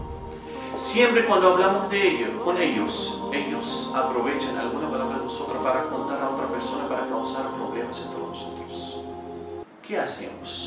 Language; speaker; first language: Spanish; non-native, fluent; Arabic